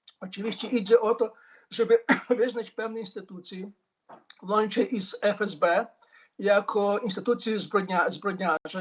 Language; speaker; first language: Polish; non-native, fluent; Ukrainian